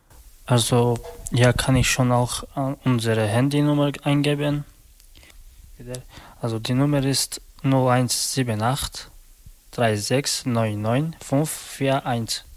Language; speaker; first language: German; non-native, learner; Romany